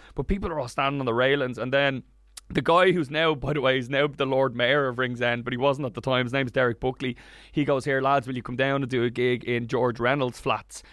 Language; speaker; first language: English; native; English